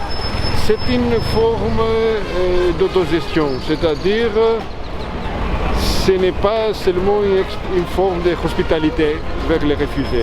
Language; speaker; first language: French; non-native, fluent; Greek